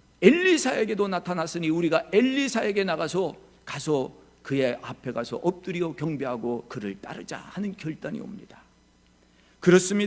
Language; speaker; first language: Korean; native; Korean